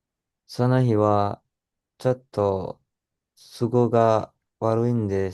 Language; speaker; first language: Japanese; non-native, learner; Indonesian